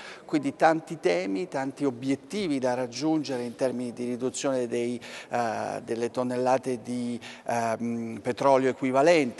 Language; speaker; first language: Italian; native; Italian